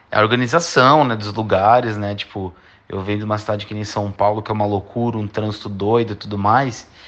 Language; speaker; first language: Portuguese; native; Portuguese